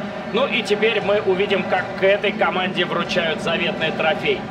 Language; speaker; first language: Russian; native; Russian